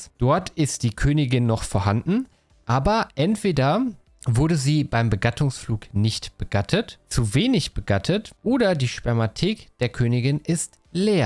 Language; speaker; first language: German; native; German